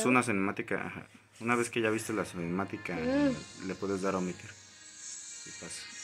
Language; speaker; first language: Spanish; native; Spanish